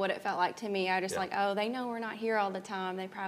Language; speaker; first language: English; native; English